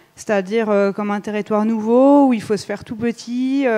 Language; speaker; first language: French; native; French